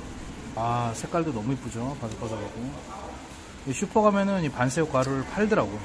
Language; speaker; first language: Korean; native; Korean